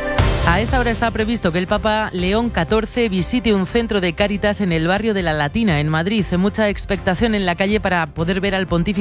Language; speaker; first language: Spanish; native; Spanish